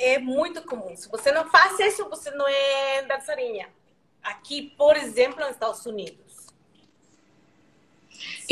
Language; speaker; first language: Portuguese; non-native, learner; Spanish